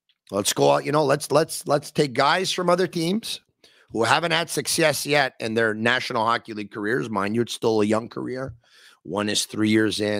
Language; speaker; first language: English; native; English